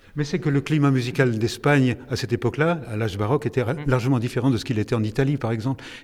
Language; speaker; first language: French; native; French